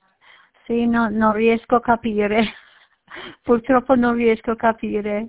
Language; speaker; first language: Italian; non-native, learner; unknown